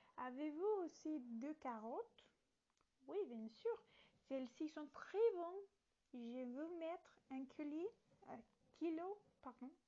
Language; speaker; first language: French; non-native, learner; Italian